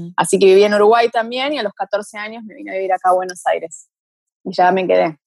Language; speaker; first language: Spanish; early bilingual, other home language; Portuguese